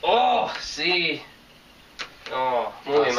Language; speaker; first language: Spanish; non-native, learner; English